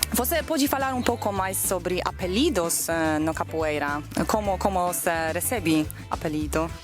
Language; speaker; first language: Portuguese; non-native, learner; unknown